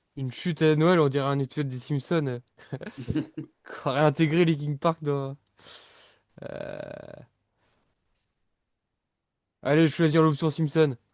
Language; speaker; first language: French; native; French